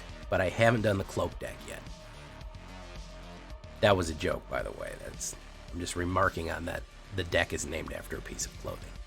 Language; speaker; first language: English; native; English